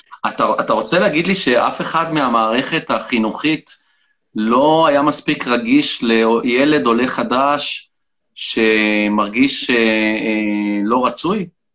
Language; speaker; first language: Hebrew; native; Hebrew